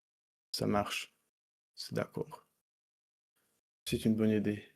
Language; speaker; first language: French; non-native, learner; Russian